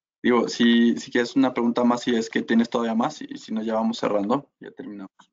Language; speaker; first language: Spanish; native; Spanish